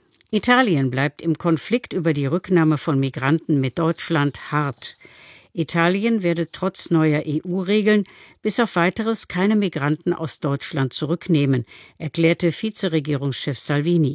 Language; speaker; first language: German; native; German